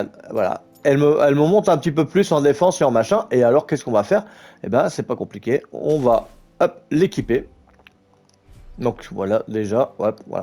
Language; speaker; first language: French; native; French